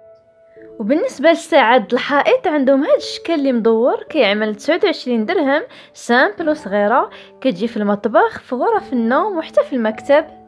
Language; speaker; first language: Arabic; native; Arabic